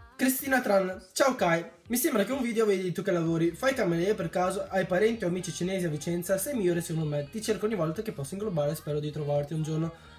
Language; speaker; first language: Italian; early bilingual, other home language; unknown